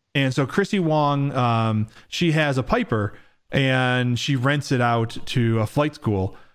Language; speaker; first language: English; native; English